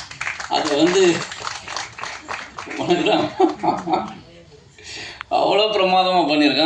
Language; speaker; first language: Tamil; native; Tamil